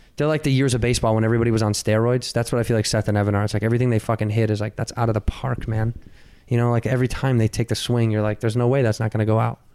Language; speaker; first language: English; native; English